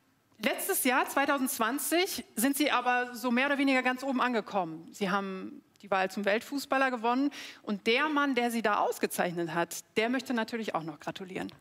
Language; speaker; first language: German; native; German